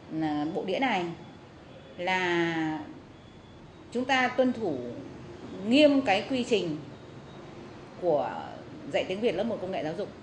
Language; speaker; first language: Vietnamese; native; Vietnamese